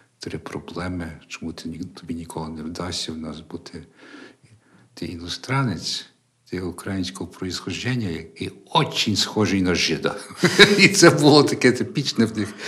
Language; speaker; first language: Ukrainian; early bilingual, heritage; Ukrainian